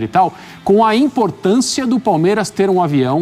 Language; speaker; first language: Portuguese; native; Portuguese